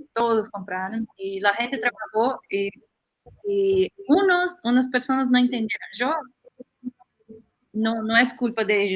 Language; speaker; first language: Spanish; non-native, fluent; Portuguese